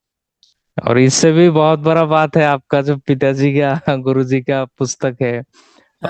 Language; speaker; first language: Hindi; non-native, local second language; Bangla